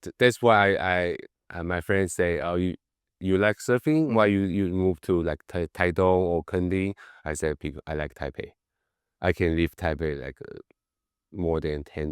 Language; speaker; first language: English; non-native, learner; Chinese